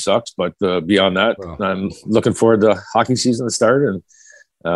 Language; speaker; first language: English; native; English